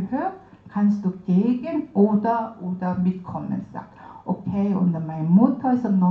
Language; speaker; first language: German; non-native, learner; Korean